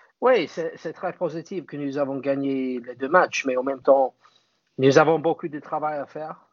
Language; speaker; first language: French; non-native, fluent; English